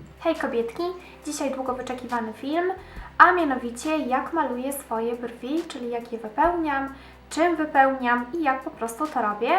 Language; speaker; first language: Polish; native; Polish